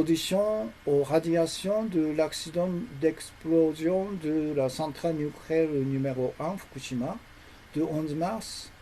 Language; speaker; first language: French; non-native, learner; Japanese